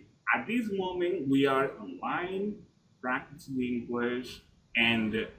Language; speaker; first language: English; non-native, fluent; Spanish